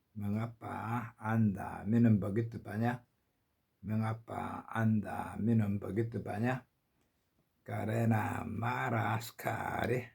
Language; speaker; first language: Indonesian; non-native, learner; Korean